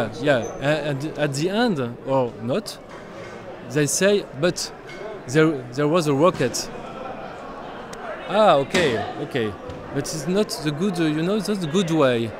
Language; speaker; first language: English; non-native, learner; French